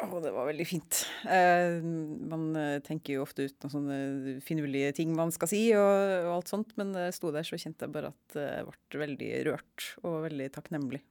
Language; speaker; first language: Norwegian; native; Norwegian